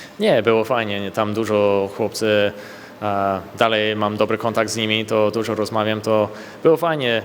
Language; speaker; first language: Polish; early bilingual, heritage; English